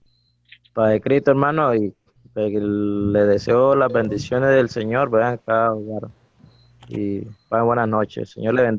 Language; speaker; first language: Spanish; native; Spanish